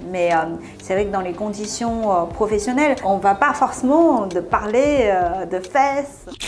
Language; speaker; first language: French; non-native, fluent; Chinese